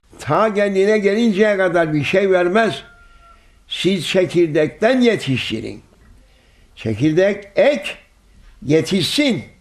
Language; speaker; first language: Turkish; native; Turkish